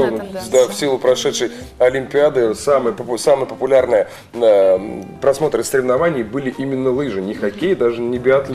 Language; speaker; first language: Russian; native; Russian